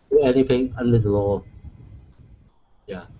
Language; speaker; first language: English; non-native, learner; Chinese